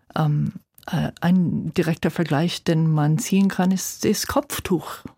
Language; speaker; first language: German; non-native, fluent; English